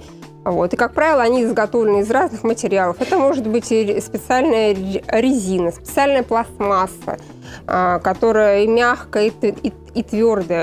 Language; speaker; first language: Russian; native; Russian